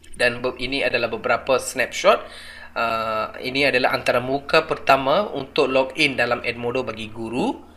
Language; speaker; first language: Malay; non-native, local second language; Tamil